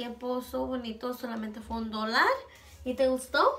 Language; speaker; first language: Spanish; early bilingual, heritage; Spanish